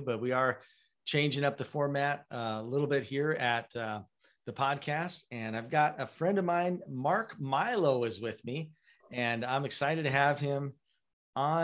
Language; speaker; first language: English; native; English